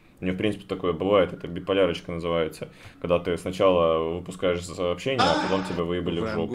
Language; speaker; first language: Russian; native; Russian